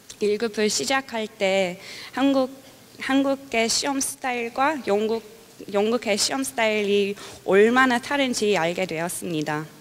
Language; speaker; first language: Korean; non-native, fluent; English